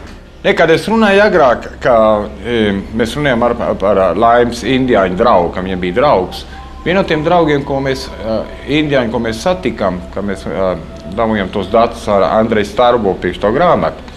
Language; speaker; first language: Latvian; early bilingual, heritage; Latvian